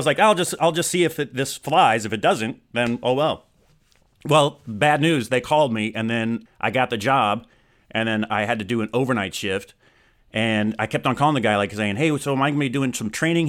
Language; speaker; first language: English; native; English